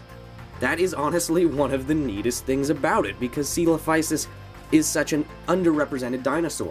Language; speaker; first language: English; native; English